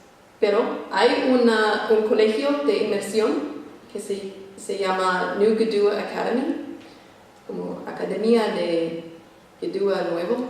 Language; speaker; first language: Spanish; non-native, fluent; English